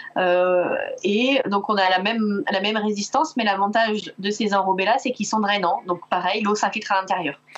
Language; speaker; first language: French; native; French